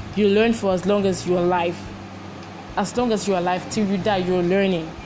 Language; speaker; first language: English; non-native, local second language; Igbo